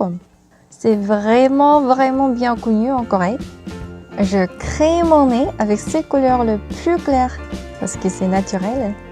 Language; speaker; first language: French; non-native, learner; Korean